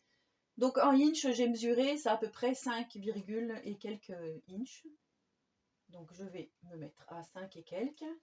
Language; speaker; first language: French; native; French